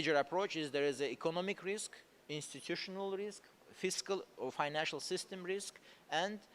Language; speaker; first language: English; non-native, fluent; Azerbaijani